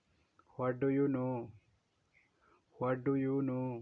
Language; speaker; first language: English; non-native, local second language; Odia